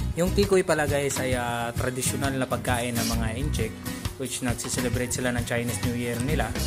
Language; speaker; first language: Filipino; non-native, local second language; Cebuano